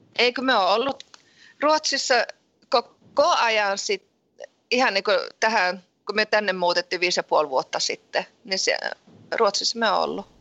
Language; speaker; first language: Finnish; early bilingual, heritage; Finnish